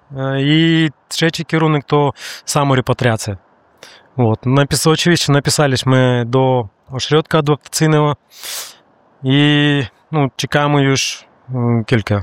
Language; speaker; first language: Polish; non-native, learner; Russian